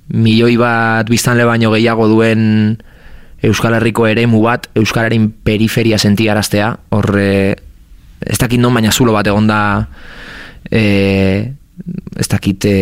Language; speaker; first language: Basque; non-native, local second language; Spanish